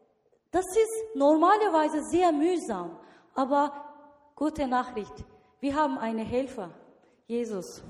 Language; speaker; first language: German; non-native, learner; Turkish